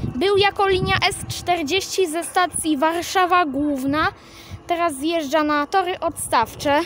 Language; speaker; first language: Polish; native; Polish